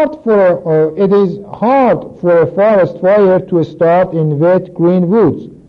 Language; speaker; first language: English; non-native, fluent; Persian